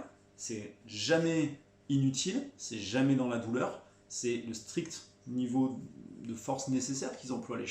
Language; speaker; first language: French; native; French